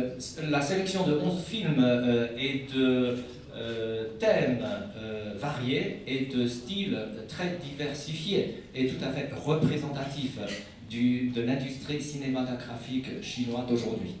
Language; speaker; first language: French; non-native, fluent; Chinese